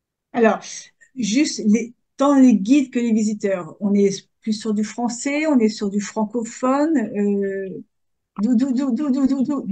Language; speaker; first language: French; native; French